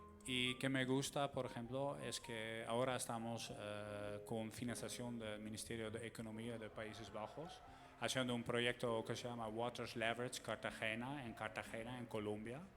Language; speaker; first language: Spanish; non-native, fluent; Dutch